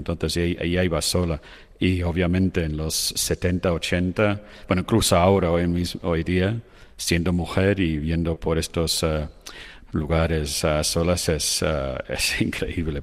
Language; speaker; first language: Spanish; non-native, fluent; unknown